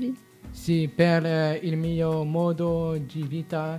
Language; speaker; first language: Italian; non-native, learner; French